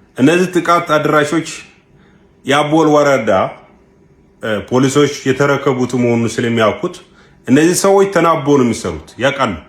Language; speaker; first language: Amharic; non-native, local second language; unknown